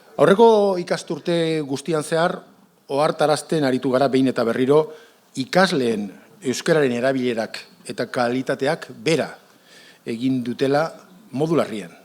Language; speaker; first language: Basque; native; Basque